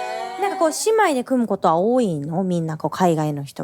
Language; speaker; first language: Japanese; native; Japanese